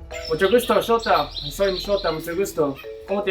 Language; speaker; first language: Spanish; non-native, learner; Japanese